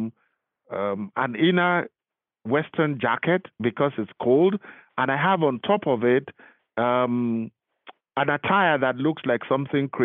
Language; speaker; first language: English; non-native, local second language; Yoruba